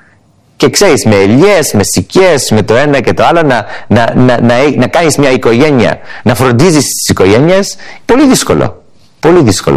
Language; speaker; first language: Greek; early bilingual, heritage; Greek